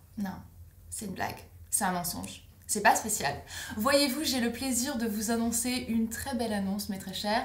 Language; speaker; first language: French; native; French